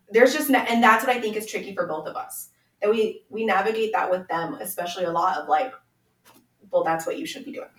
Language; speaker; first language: English; early bilingual, other home language; Spanish